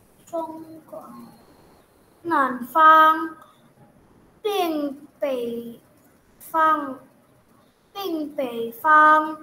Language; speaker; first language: Chinese; non-native, learner; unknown